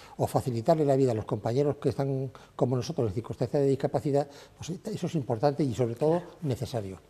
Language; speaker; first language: Spanish; native; Spanish